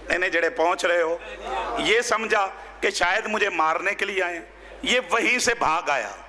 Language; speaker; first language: Urdu; non-native, local second language; Punjabi